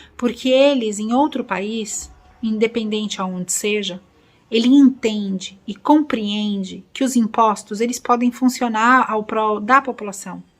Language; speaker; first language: Portuguese; native; Portuguese